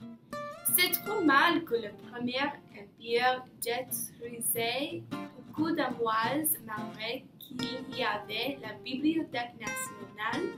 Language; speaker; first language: French; non-native, learner; English